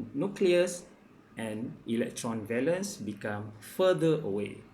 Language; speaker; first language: English; non-native, local second language; Malay